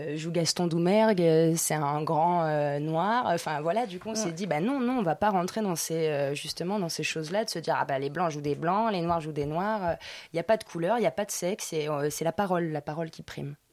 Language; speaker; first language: French; native; French